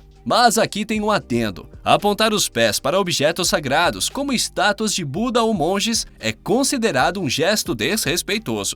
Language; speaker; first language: Portuguese; native; Portuguese